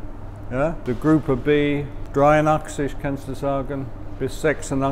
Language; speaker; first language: German; non-native, fluent; English